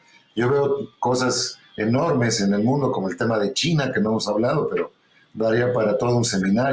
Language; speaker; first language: Spanish; native; Spanish